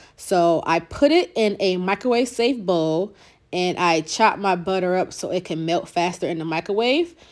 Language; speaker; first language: English; native; English